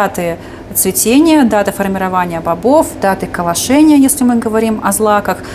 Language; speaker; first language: Russian; native; Russian